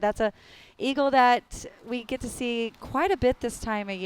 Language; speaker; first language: English; native; English